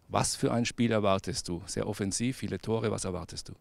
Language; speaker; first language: German; native; German